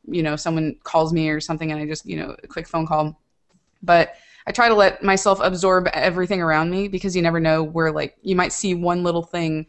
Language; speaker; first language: English; native; English